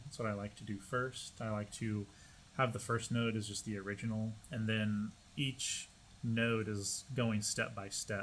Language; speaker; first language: English; native; English